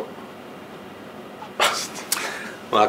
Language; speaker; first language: Japanese; native; Japanese